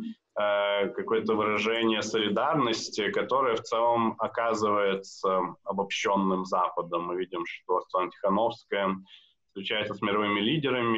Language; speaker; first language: Russian; native; Russian